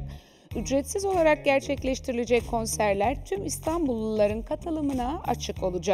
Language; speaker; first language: Turkish; native; Turkish